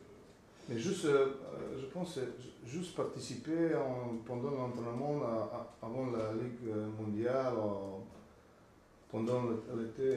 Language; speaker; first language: French; non-native, learner; Slovenian